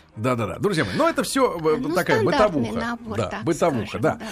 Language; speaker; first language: Russian; native; Russian